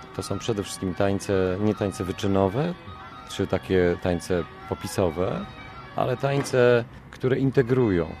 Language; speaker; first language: Polish; native; Polish